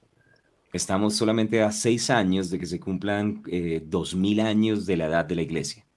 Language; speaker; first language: Spanish; native; Spanish